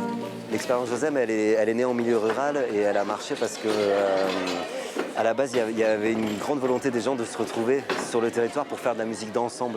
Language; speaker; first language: French; native; French